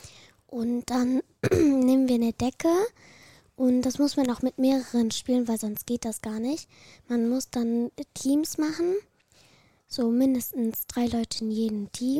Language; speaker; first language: German; early bilingual, other home language; Kurdish